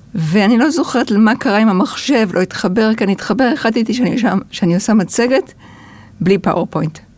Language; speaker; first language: Hebrew; early bilingual, other home language; English